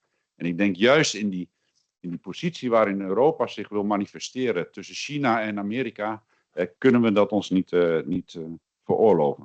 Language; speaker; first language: Dutch; native; Dutch